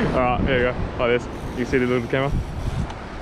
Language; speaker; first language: English; native; English